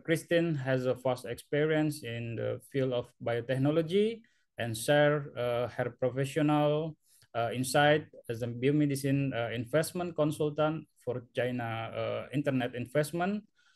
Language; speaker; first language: English; non-native, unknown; Indonesian